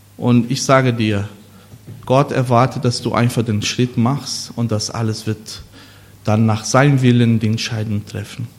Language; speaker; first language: German; non-native, fluent; Portuguese